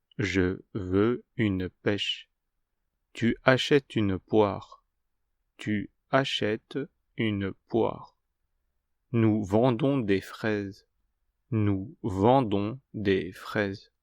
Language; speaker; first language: French; non-native, fluent; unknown